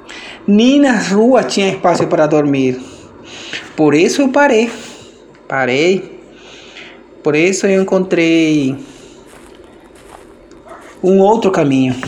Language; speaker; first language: Portuguese; non-native, fluent; Spanish